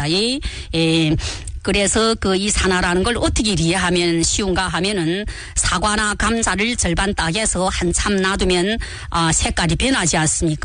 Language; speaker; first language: Korean; native; Korean